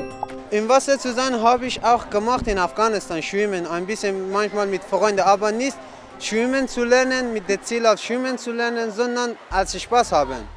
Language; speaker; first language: German; non-native, learner; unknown